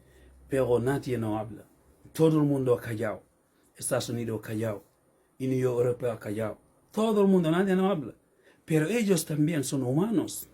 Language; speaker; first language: Spanish; non-native, learner; Fula